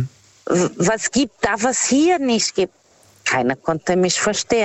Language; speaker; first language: German; non-native, fluent; Portuguese